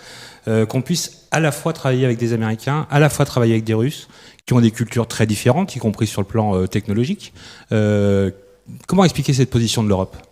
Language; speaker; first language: French; native; French